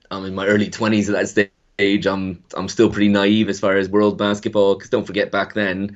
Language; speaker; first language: English; native; English